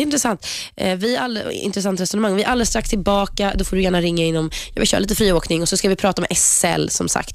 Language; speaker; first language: Swedish; native; Swedish